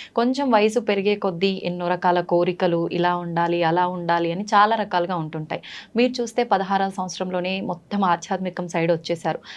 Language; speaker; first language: Telugu; native; Telugu